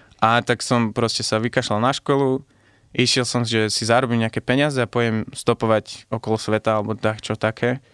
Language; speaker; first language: Slovak; early bilingual, heritage; Slovak